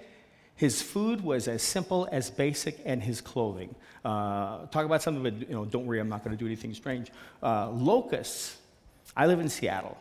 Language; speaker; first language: English; native; English